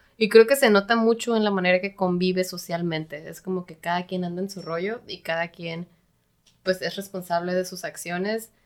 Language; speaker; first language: Spanish; native; Spanish